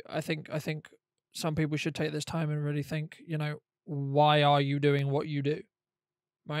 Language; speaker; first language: English; native; English